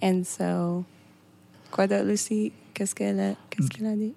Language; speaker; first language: French; non-native, fluent; English